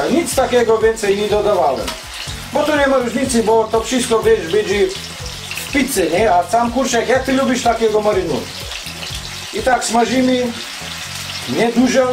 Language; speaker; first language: Polish; non-native, learner; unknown